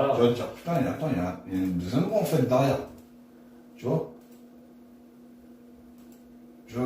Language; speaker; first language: French; native; French